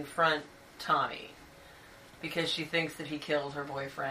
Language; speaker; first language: English; native; English